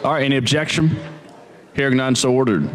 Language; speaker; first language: English; native; English